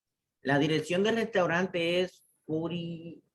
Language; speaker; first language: Spanish; native; Spanish